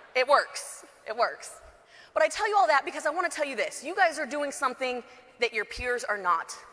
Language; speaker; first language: English; native; English